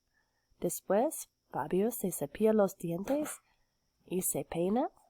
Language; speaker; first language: Spanish; non-native, fluent; English